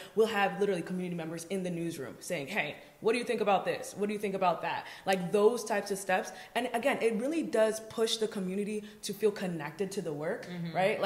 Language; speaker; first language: English; native; English